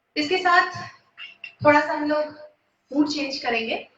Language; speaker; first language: Hindi; non-native, local second language; Bangla